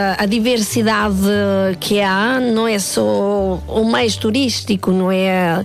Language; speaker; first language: Portuguese; non-native, fluent; Spanish